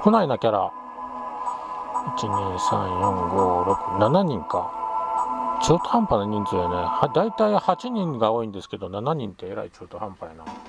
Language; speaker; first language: Japanese; native; Japanese